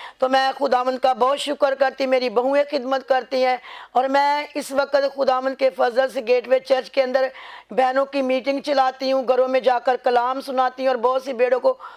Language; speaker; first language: Urdu; non-native, local second language; Punjabi